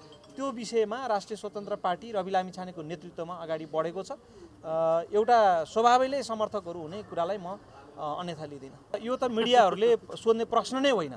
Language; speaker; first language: Nepali; native; Nepali